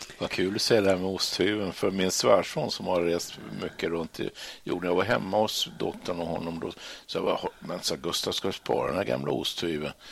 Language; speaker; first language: Swedish; native; Swedish